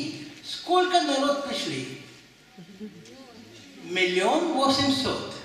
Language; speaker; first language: Russian; non-native, learner; Hindi